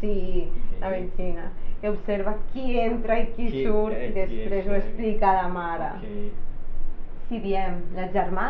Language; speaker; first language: Catalan; native; Catalan